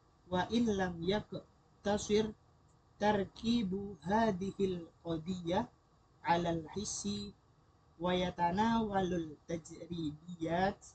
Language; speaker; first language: Arabic; non-native, learner; Indonesian